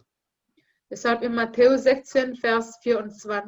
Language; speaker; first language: German; non-native, learner; Indonesian